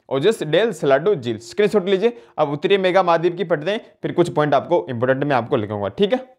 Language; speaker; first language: Hindi; native; Hindi